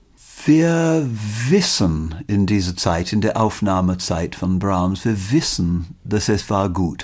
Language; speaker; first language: German; non-native, fluent; English